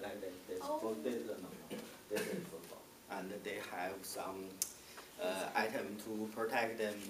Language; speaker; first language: English; non-native, learner; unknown